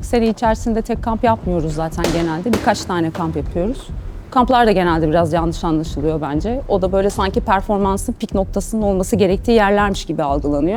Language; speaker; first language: Turkish; native; Turkish